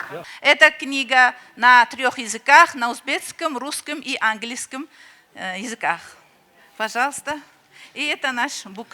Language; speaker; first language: Russian; non-native, local second language; Uzbek